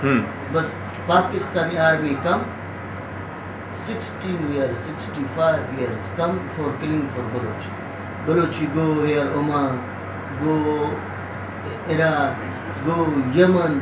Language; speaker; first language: English; non-native, learner; Baluchi